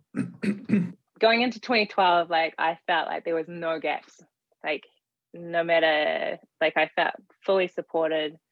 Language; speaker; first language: English; native; English